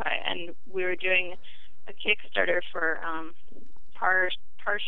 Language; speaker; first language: English; native; English